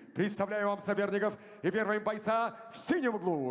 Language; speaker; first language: Russian; native; Russian